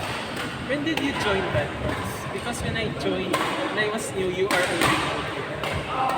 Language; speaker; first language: English; non-native, local second language; Filipino